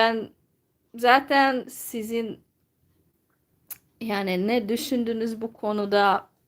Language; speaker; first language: Turkish; non-native, fluent; Hungarian